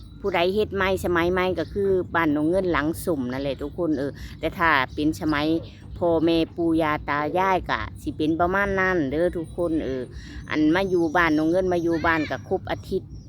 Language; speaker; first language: Thai; non-native, local second language; Lao